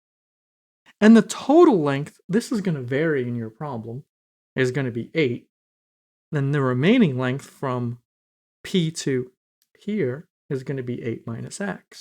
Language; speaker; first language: English; native; English